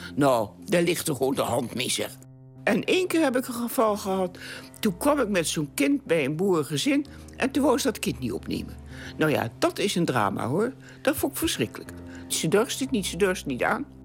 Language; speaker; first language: Dutch; native; Dutch